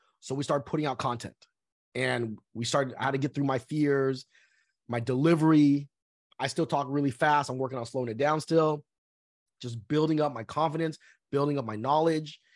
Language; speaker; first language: English; early bilingual, other home language; Vietnamese